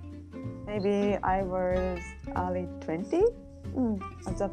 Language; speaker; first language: English; non-native, learner; Japanese